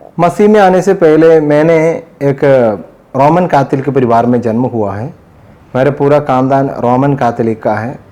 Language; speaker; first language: Hindi; non-native, local second language; Malayalam